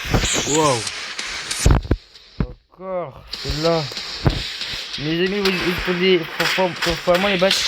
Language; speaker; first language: French; native; French